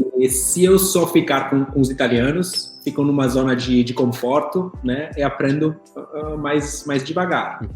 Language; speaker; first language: Portuguese; non-native, fluent; Italian